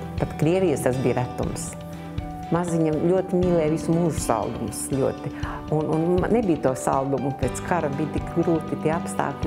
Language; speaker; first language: Latvian; native; Latvian